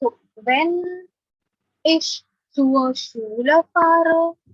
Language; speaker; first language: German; non-native, fluent; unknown